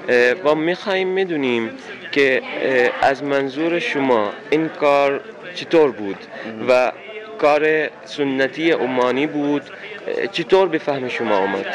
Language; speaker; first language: Persian; non-native, fluent; Arabic